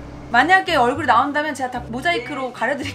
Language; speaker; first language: Korean; native; Korean